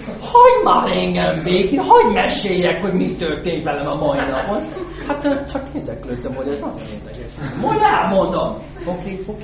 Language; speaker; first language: Hungarian; non-native, fluent; English